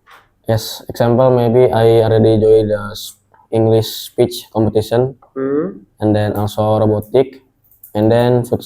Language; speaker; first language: English; non-native, learner; Indonesian